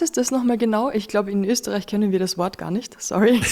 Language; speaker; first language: German; native; German